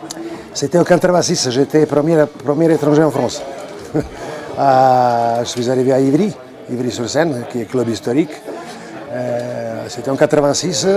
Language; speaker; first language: French; non-native, fluent; Croatian